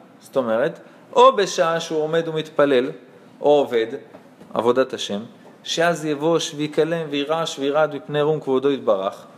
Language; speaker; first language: Hebrew; native; Hebrew